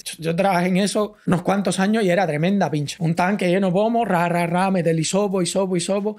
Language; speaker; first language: Spanish; native; Spanish